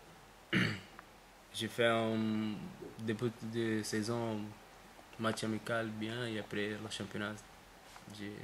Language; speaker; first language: French; non-native, learner; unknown